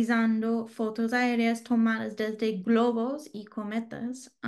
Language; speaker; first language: Spanish; non-native, learner; English